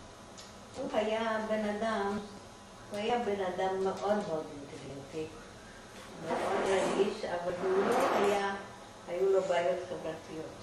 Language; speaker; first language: Hebrew; non-native, fluent; German